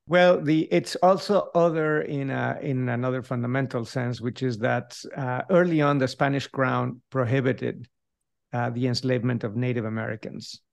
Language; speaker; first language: English; non-native, fluent; Spanish